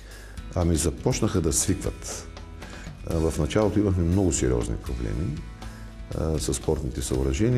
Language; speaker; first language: Bulgarian; native; Bulgarian